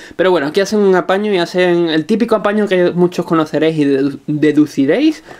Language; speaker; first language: Spanish; native; Spanish